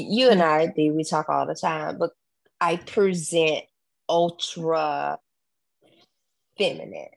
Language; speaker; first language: English; native; English